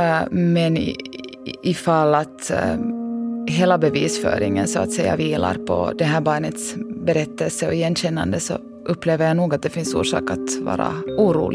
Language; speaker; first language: Swedish; native; Swedish